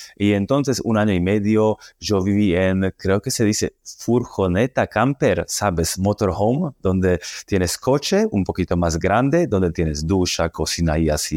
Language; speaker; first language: Spanish; non-native, fluent; Slovak